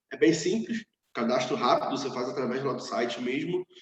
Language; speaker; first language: Portuguese; native; Portuguese